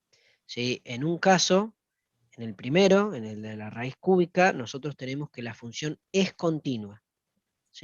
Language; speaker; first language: Spanish; native; Spanish